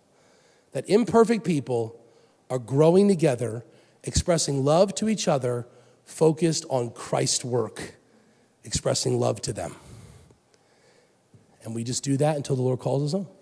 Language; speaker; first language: English; native; English